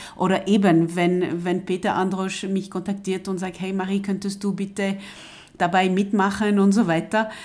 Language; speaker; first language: German; non-native, fluent; French